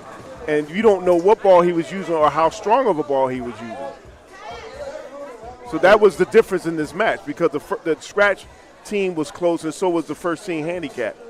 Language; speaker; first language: English; native; English